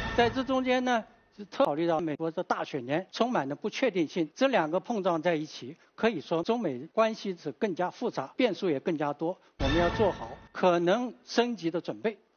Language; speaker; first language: Chinese; native; Chinese